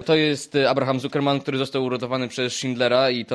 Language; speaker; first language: Polish; native; Polish